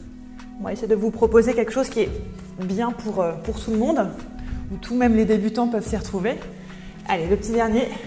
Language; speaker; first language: French; native; French